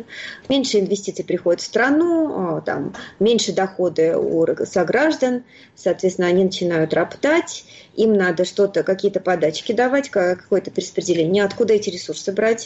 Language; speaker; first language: Russian; native; Russian